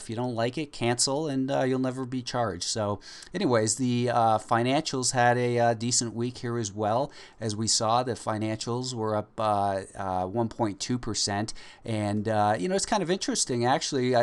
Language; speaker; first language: English; native; English